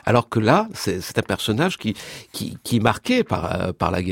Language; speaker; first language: French; native; French